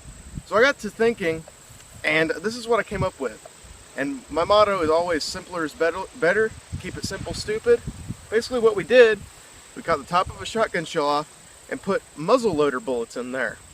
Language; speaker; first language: English; native; English